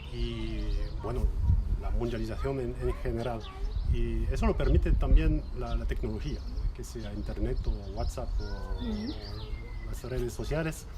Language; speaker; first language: Spanish; non-native, fluent; French